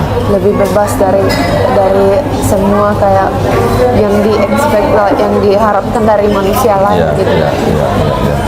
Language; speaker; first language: Indonesian; non-native, fluent; Finnish